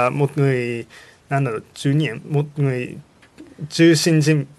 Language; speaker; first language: Vietnamese; non-native, fluent; Japanese